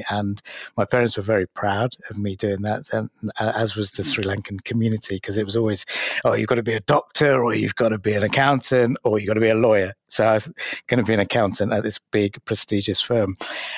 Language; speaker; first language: English; native; English